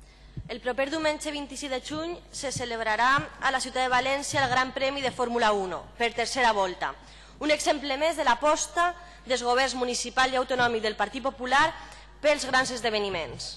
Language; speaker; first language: Catalan; native; Catalan